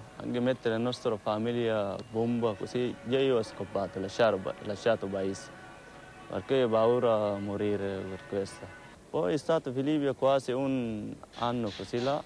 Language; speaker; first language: Italian; non-native, learner; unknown